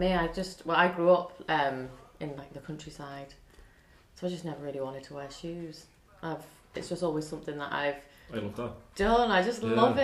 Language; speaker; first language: English; native; English